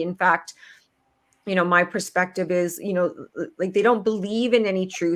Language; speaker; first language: English; native; English